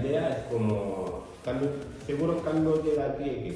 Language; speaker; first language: Spanish; non-native, learner; Fula